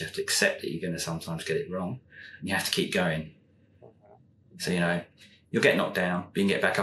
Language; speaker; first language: English; native; English